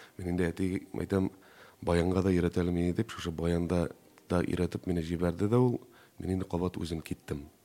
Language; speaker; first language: Tatar; native; Tatar